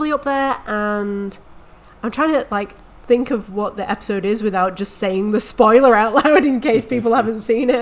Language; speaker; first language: English; native; English